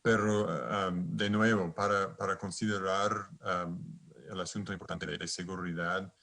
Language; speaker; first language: Spanish; non-native, fluent; English